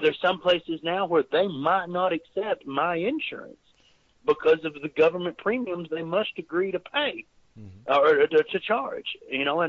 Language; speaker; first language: English; native; English